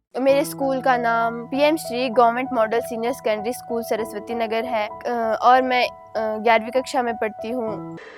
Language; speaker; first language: Hindi; early bilingual, other home language; Nepali